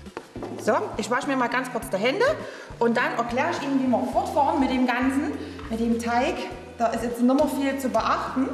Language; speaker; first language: German; native; German